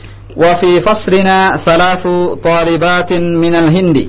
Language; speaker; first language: Arabic; non-native, fluent; Indonesian